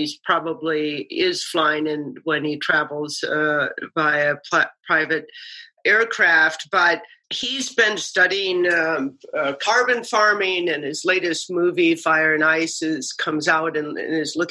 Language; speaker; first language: English; native; English